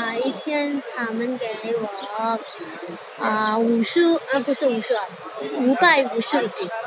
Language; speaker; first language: Chinese; non-native, learner; Nepali